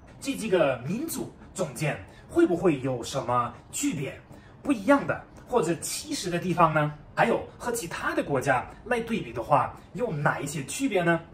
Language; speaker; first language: Chinese; non-native, fluent; German